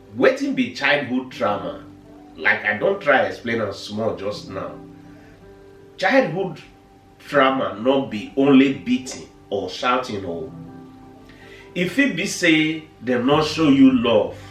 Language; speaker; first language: Nigerian Pidgin; non-native, local second language; Bini